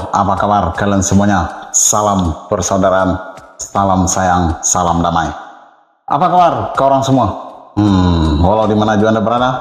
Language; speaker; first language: Malay; native; Malay